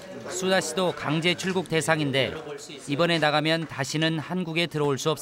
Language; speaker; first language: Korean; native; Korean